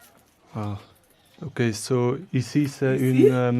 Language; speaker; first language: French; non-native, learner; Dutch